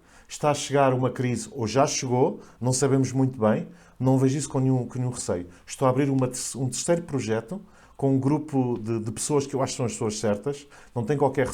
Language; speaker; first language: Portuguese; native; Portuguese